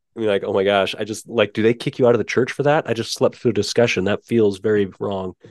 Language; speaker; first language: English; native; English